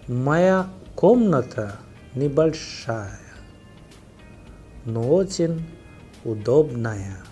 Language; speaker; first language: Russian; non-native, fluent; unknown